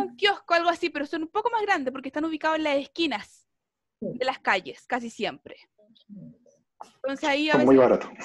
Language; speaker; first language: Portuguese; non-native, fluent; Spanish